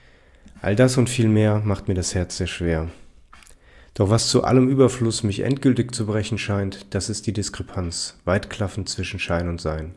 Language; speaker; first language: German; native; German